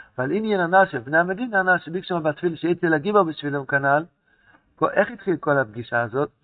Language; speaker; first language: Hebrew; non-native, fluent; Yiddish